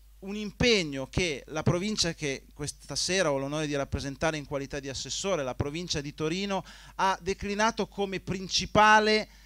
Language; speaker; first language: Italian; native; Italian